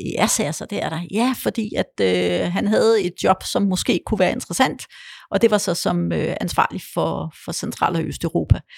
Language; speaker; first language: Danish; early bilingual, other home language; Polish